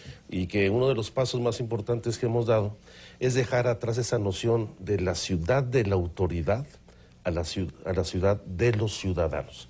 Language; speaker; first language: Spanish; native; Spanish